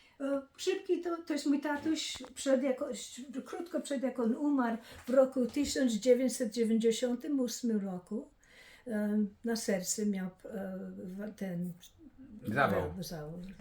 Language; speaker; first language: Polish; early bilingual, heritage; Polish